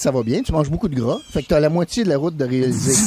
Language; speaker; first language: French; native; French